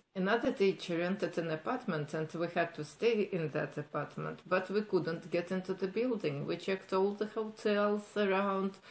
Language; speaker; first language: English; non-native, fluent; Ukrainian